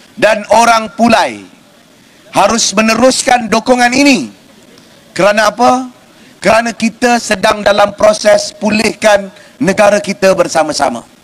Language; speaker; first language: Malay; native; Malay